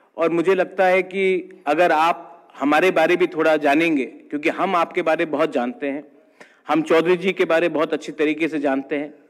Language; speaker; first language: Hindi; non-native, local second language; Kok Borok